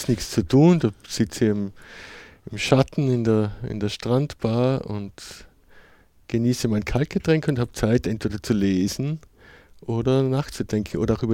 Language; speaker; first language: German; native; German